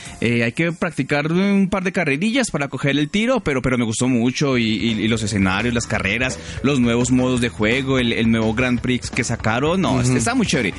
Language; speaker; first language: Spanish; native; Spanish